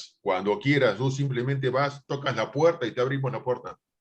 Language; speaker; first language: Spanish; native; Spanish